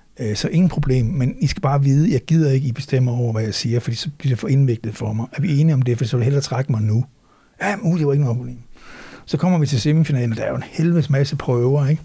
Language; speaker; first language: Danish; native; Danish